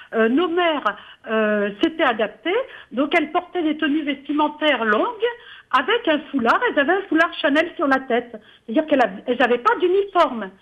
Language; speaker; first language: French; native; French